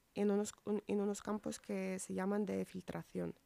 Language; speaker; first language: Spanish; non-native, fluent; Ukrainian